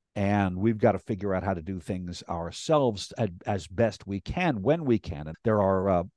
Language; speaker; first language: English; native; English